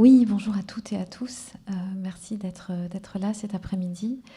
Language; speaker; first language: French; non-native, local second language; Kinyarwanda